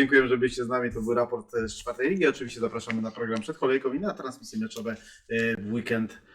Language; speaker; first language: Polish; native; Polish